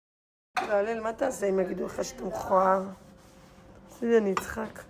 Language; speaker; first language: Hebrew; native; Hebrew